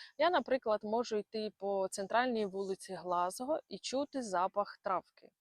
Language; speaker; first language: Ukrainian; non-native, local second language; Russian